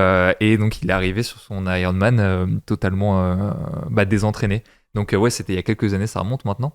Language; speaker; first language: French; native; French